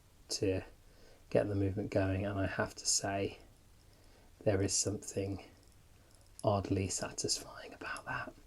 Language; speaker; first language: English; native; English